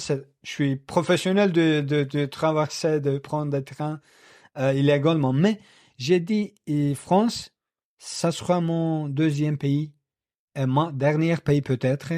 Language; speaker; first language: French; non-native, learner; Kurdish